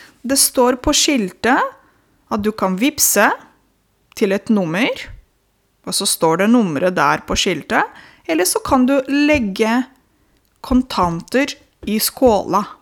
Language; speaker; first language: Norwegian; non-native, fluent; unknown